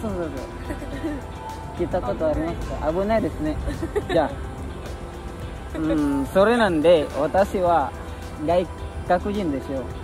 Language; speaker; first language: Japanese; non-native, learner; Indonesian